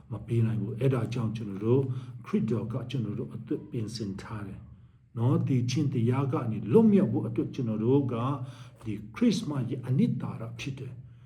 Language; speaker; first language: Burmese; non-native, local second language; Tedim Chin